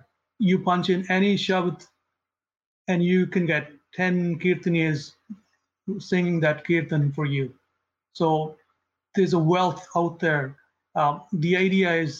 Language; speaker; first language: English; non-native, local second language; Punjabi